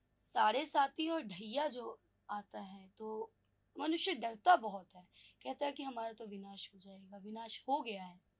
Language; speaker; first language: Hindi; native; Hindi